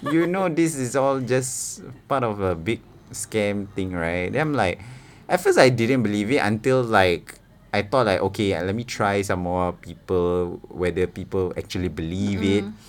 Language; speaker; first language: English; non-native, local second language; Malay